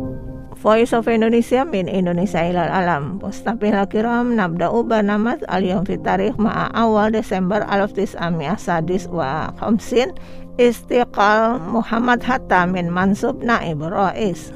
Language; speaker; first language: Arabic; non-native, fluent; Indonesian